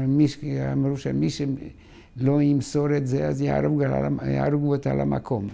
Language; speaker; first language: Hebrew; non-native, fluent; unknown